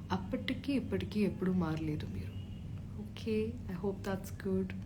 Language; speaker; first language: Telugu; non-native, local second language; Malayalam